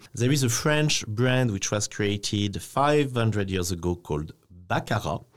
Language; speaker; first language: English; non-native, fluent; French